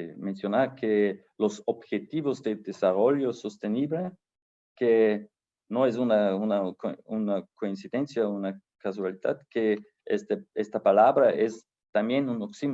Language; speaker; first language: Spanish; non-native, fluent; German